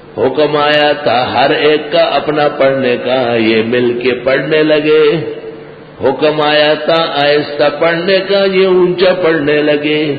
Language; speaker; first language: Urdu; non-native, local second language; Pashto